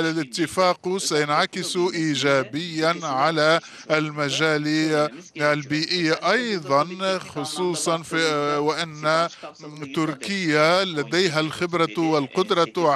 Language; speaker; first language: Arabic; non-native, fluent; Turkish